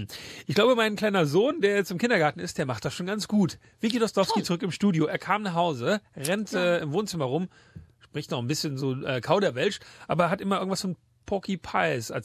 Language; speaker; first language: German; native; German